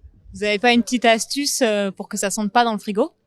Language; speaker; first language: French; native; French